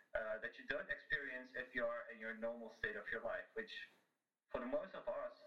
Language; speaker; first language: English; non-native, fluent; Dutch